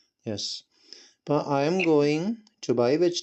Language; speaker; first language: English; non-native, local second language; Malayalam